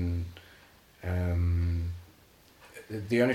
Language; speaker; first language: English; native; English